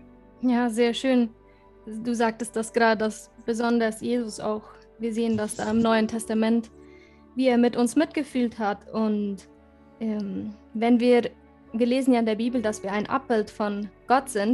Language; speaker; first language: German; early bilingual, heritage; German